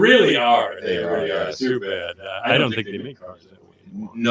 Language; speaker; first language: English; native; English